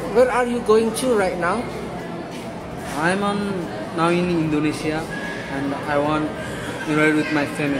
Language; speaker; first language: English; non-native, learner; Rohingya